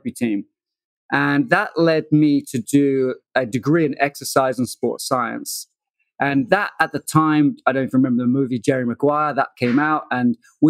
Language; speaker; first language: English; native; English